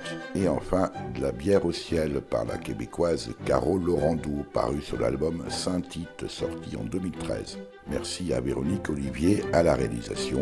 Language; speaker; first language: French; native; French